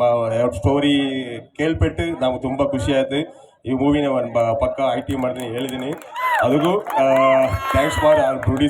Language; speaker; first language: Kannada; non-native, local second language; Tamil